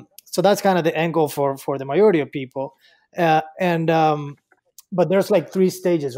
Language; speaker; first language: English; non-native, fluent; Spanish